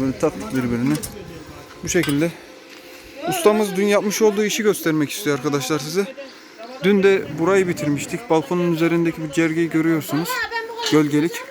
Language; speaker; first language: Turkish; native; Turkish